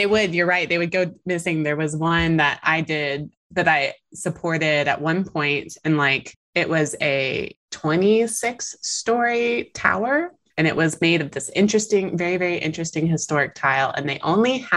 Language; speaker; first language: English; native; English